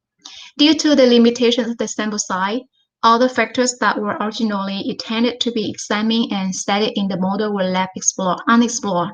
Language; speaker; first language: English; non-native, fluent; Vietnamese